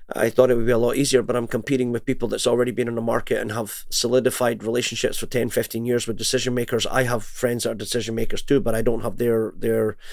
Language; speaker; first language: English; native; English